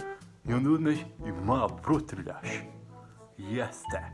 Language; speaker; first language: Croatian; non-native, local second language; Hungarian